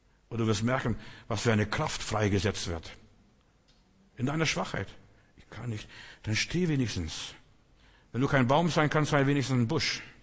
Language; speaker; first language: German; non-native, fluent; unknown